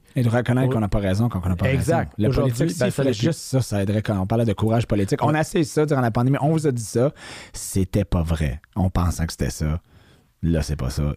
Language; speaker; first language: French; native; French